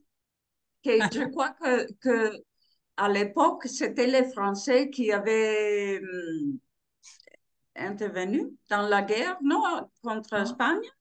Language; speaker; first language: French; non-native, learner; Spanish